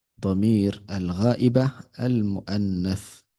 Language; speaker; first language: Arabic; non-native, fluent; Yoruba